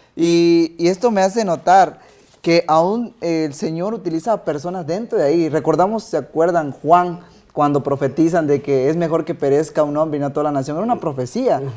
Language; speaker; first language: Spanish; native; Spanish